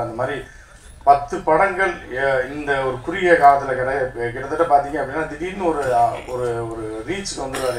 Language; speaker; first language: Tamil; native; Tamil